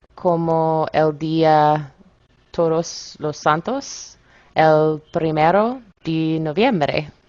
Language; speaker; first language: Spanish; non-native, learner; English